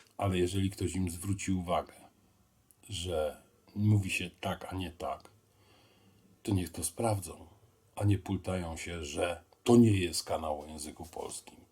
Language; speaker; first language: Polish; native; Polish